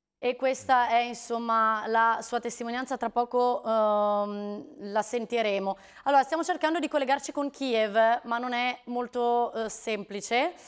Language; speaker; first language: Italian; native; Italian